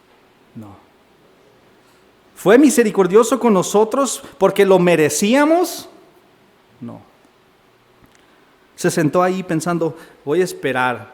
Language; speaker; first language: Spanish; native; Spanish